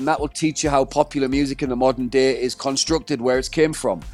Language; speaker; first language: English; native; English